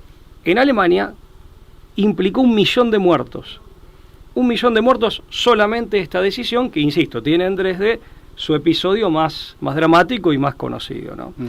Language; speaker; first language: Spanish; native; Spanish